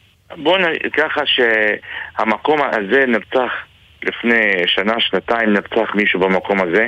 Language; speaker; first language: Hebrew; non-native, local second language; Arabic